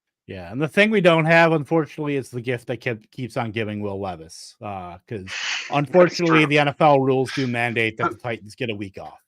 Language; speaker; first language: English; native; English